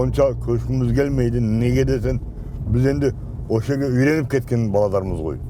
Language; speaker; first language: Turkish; non-native, local second language; Kazakh